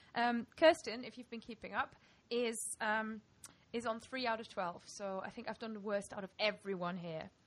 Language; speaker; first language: English; non-native, fluent; German